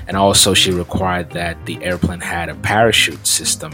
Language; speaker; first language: English; non-native, local second language; Yoruba